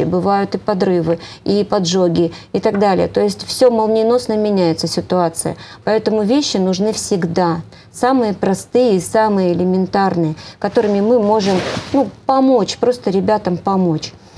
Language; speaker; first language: Russian; native; Russian